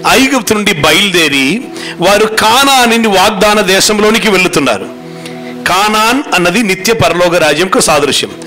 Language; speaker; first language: Telugu; non-native, fluent; Malayalam